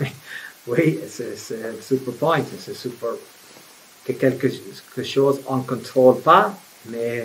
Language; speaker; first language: French; non-native, fluent; English